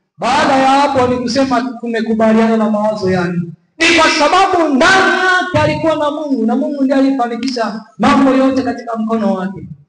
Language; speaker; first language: Swahili; native; Swahili